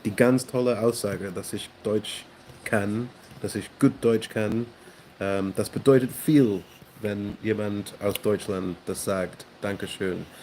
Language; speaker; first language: German; non-native, learner; English